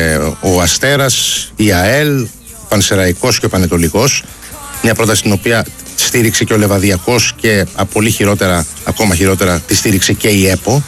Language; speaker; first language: Greek; native; Greek